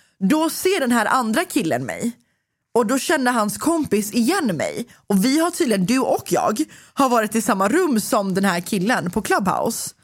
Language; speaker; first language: Swedish; native; Swedish